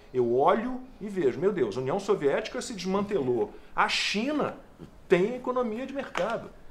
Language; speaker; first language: Portuguese; native; Portuguese